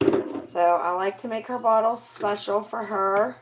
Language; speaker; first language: English; native; English